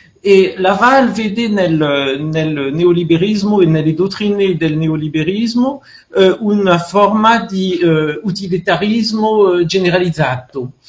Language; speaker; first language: Italian; non-native, fluent; French